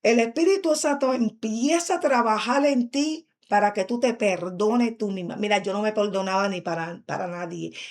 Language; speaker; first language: Spanish; early bilingual, heritage; Spanish